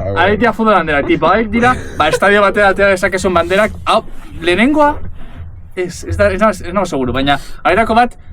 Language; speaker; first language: Basque; non-native, local second language; Spanish